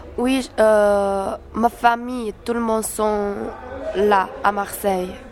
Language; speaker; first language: French; non-native, learner; Chinese